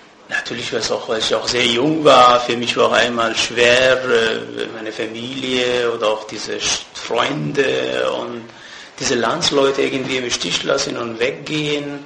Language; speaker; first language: German; non-native, fluent; Persian